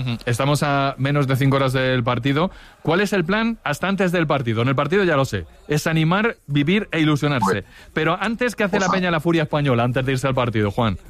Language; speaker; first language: Spanish; native; Spanish